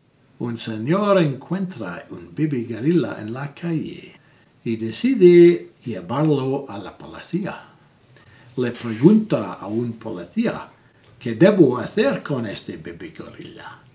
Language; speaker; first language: Spanish; non-native, learner; English